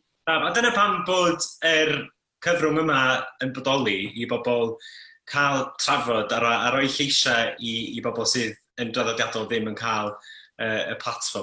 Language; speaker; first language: Welsh; native; Welsh